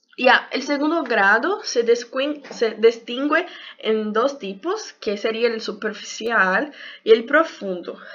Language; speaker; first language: Spanish; non-native, learner; Portuguese